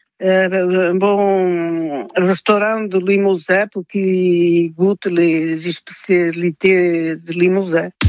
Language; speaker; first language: French; non-native, fluent; Portuguese